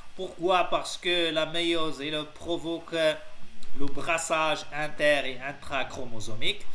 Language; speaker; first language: French; non-native, local second language; Arabic